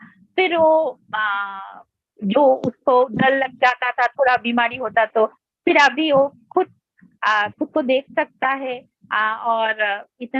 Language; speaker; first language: Hindi; non-native, local second language; Bangla